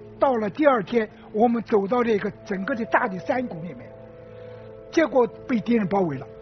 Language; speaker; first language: Chinese; native; Chinese